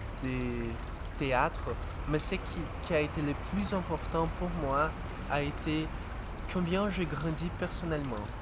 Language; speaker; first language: French; non-native, fluent; Portuguese